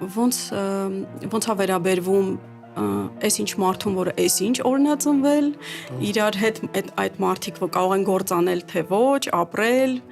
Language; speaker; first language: Armenian; early bilingual, heritage; Armenian